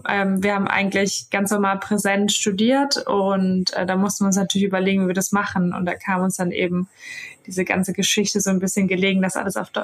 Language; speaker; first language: German; native; German